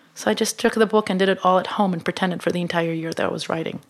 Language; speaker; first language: English; non-native, fluent; Hebrew